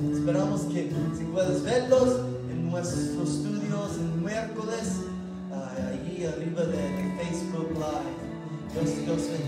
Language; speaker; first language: Spanish; non-native, learner; English